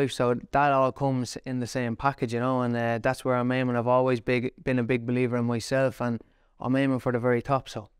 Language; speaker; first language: English; native; English